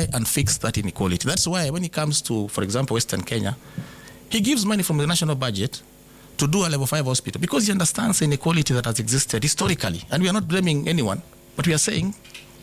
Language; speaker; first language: English; non-native, local second language; Gusii